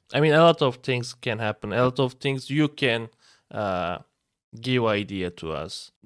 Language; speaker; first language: English; non-native, fluent; Turkish